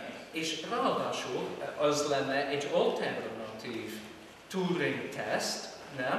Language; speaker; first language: Hungarian; non-native, fluent; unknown